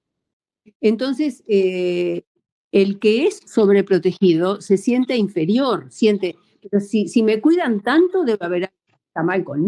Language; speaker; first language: Spanish; native; Spanish